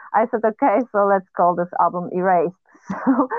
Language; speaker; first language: English; non-native, fluent; Polish